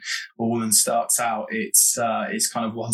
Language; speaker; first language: English; native; English